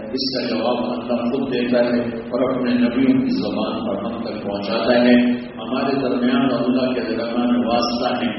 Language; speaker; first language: Urdu; native; Urdu